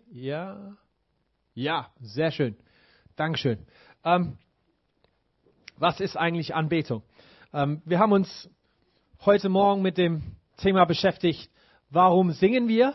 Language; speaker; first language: German; non-native, fluent; English